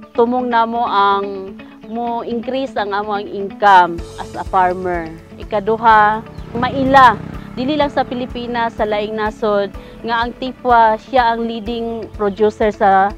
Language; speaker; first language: Cebuano; non-native, local second language; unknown